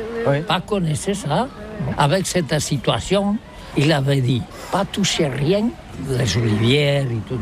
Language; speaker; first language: French; non-native, learner; Catalan